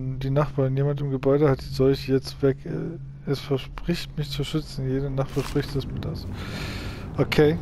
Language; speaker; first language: German; native; German